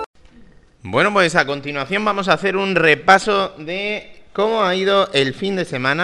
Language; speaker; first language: Spanish; native; Spanish